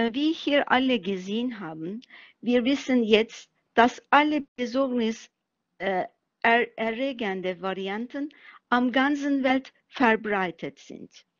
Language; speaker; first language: German; non-native, fluent; Turkish